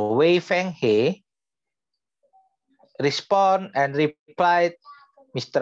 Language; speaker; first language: English; non-native, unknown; Indonesian